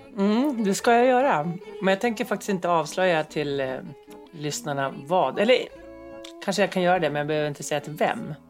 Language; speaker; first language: Swedish; native; Swedish